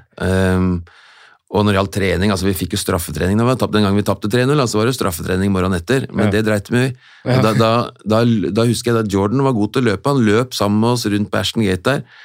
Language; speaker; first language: Norwegian; native; Norwegian